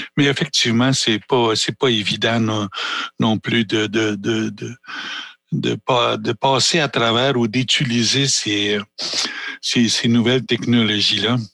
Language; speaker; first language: French; non-native, local second language; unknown